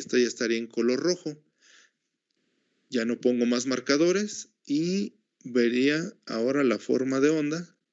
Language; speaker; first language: Spanish; native; Spanish